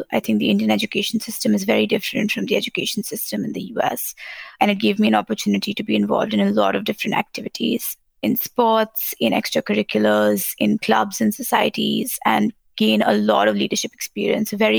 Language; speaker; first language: English; non-native, local second language; Hindi